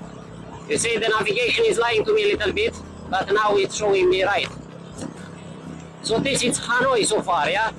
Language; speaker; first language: English; non-native, learner; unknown